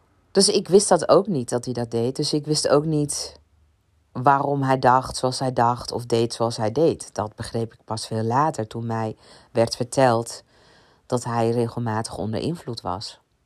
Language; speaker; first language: Dutch; native; Dutch